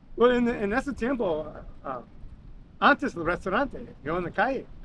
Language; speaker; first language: Spanish; non-native, learner; English